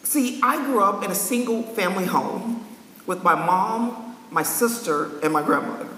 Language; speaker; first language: English; native; English